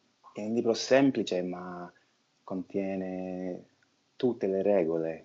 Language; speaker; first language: Italian; non-native, fluent; English